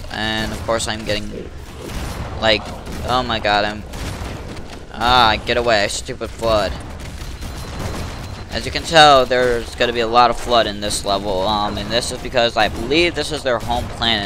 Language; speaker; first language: English; native; English